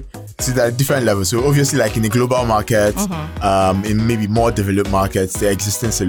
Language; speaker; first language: English; non-native, local second language; Igbo